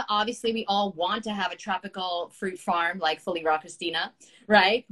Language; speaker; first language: English; native; English